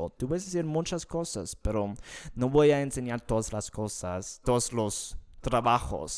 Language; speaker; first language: Spanish; non-native, fluent; English